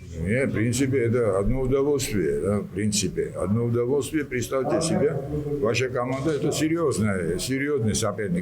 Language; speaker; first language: Russian; non-native, local second language; Georgian